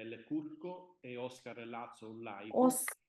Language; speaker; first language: Italian; native; Italian